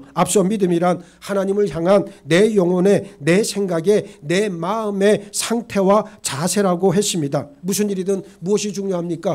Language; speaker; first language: Korean; native; Korean